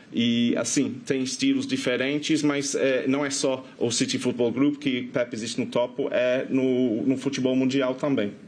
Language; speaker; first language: Portuguese; non-native, fluent; English